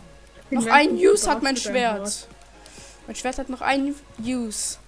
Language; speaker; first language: German; early bilingual, other home language; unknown